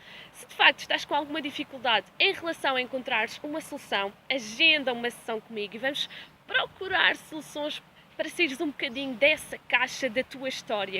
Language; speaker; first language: Portuguese; native; Portuguese